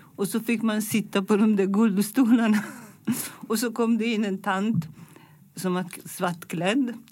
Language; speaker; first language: Swedish; non-native, fluent; Italian